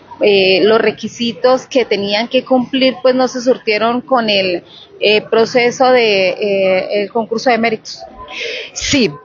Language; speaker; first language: Spanish; native; Spanish